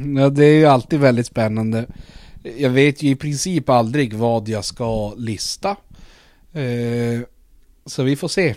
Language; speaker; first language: Swedish; native; Swedish